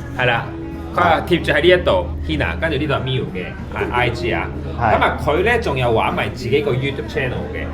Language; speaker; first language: Cantonese; non-native, fluent; Japanese